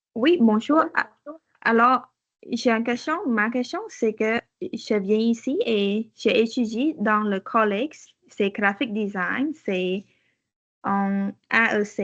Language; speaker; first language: French; non-native, learner; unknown